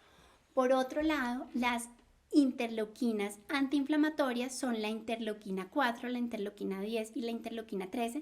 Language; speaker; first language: Spanish; native; Spanish